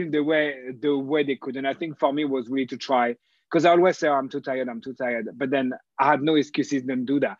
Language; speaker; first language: English; non-native, fluent; French